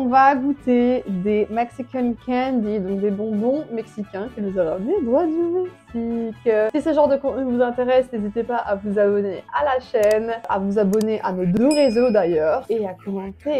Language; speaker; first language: French; native; French